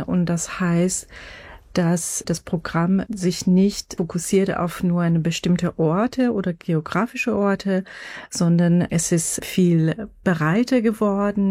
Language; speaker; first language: German; non-native, fluent; Persian